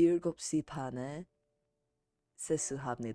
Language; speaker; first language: Korean; non-native, learner; English